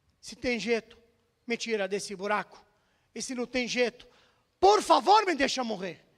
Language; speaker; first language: Portuguese; non-native, fluent; Arabic